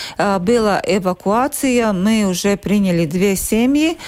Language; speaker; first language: Russian; non-native, local second language; Latvian